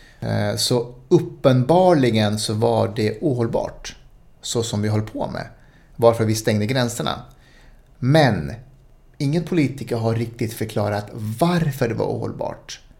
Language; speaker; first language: Swedish; early bilingual, other home language; Spanish